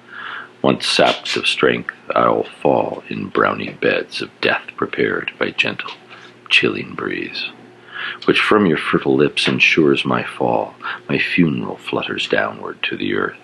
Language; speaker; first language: English; native; English